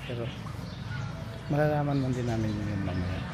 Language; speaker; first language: Filipino; native; Filipino